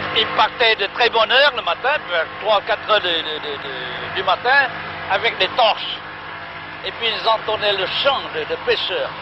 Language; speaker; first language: French; non-native, local second language; Vietnamese